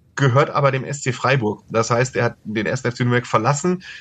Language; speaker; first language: German; native; German